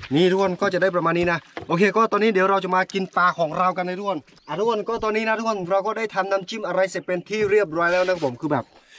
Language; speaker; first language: Thai; non-native, local second language; S'gaw Karen